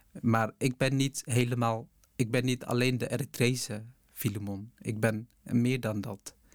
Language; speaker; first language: Dutch; early bilingual, other home language; Tigrinya